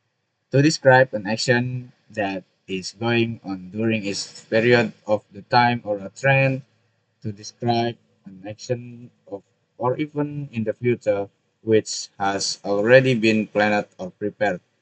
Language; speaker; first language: English; non-native, learner; Indonesian